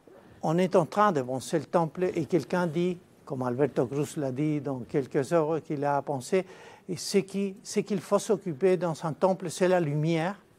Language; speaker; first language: French; non-native, fluent; Spanish